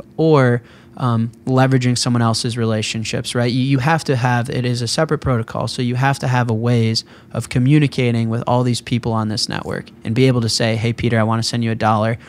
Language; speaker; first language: English; native; English